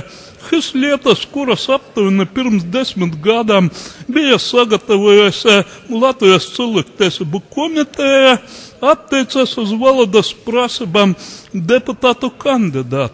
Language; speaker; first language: Latvian; non-native, local second language; Russian